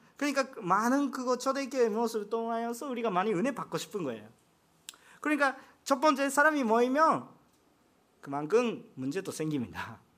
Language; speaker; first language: Korean; non-native, fluent; Japanese